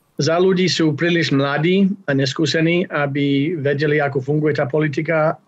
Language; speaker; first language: Slovak; non-native, fluent; English